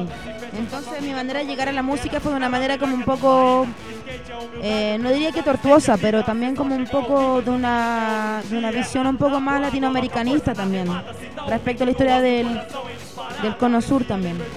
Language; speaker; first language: Spanish; early bilingual, heritage; Spanish